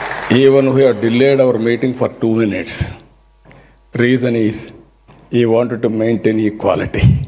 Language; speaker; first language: English; non-native, local second language; Telugu